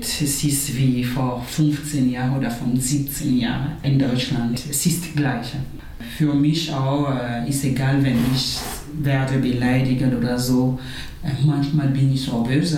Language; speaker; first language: German; non-native, fluent; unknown